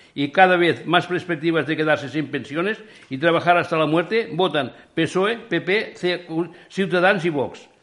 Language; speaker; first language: Spanish; non-native, local second language; Catalan